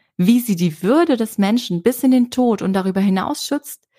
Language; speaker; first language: German; native; German